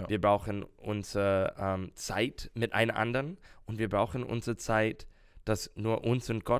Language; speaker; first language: German; non-native, learner; English